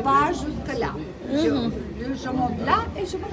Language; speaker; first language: French; non-native, learner; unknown